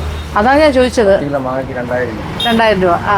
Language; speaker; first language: Malayalam; native; Malayalam